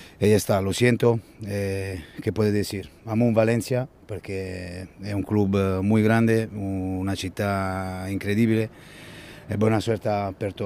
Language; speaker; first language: Spanish; non-native, learner; Italian